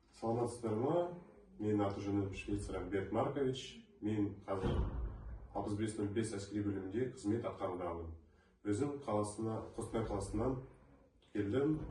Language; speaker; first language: Kazakh; non-native, local second language; Russian